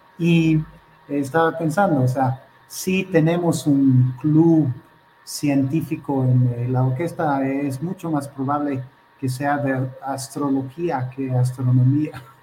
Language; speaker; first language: Spanish; non-native, fluent; Hebrew